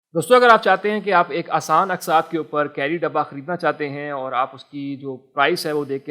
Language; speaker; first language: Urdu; non-native, local second language; Punjabi